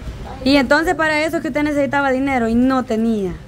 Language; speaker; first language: Spanish; native; Spanish